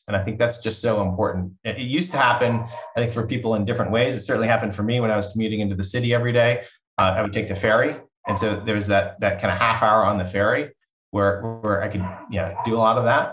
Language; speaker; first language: English; native; English